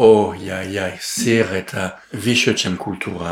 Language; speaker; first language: Russian; non-native, learner; French